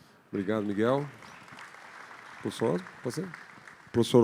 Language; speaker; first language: Portuguese; native; Portuguese